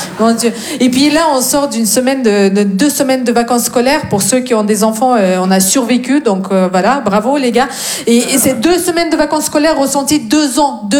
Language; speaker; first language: French; non-native, fluent; Russian